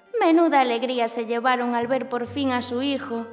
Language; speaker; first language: Spanish; native; Spanish